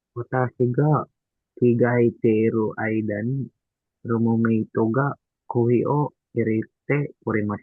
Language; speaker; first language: Japanese; non-native, learner; Filipino